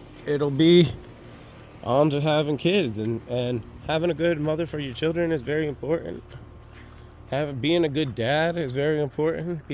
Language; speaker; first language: English; native; English